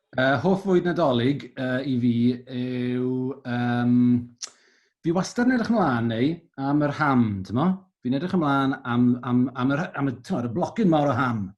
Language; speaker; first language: Welsh; native; Welsh